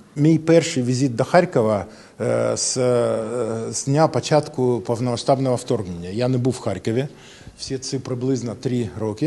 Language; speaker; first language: Ukrainian; non-native, local second language; Russian